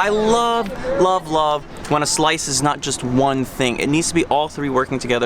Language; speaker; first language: English; native; English